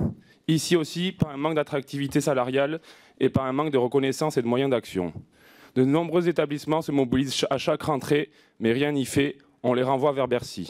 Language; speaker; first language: French; native; French